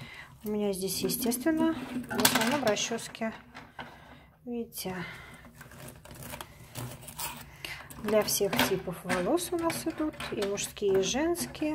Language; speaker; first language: Russian; native; Russian